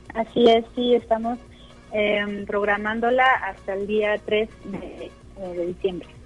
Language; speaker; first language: Spanish; native; Spanish